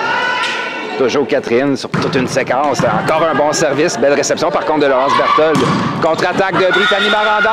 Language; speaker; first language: French; native; French